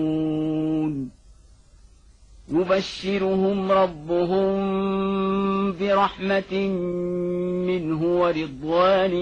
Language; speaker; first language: Arabic; native; Arabic